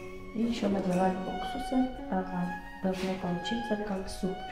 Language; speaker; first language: Russian; non-native, local second language; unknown